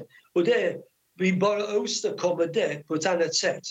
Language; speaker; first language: Swedish; non-native, fluent; English